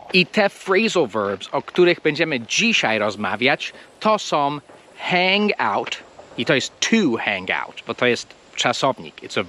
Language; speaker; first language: Polish; non-native, fluent; English